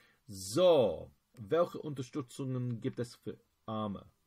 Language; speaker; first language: German; non-native, fluent; English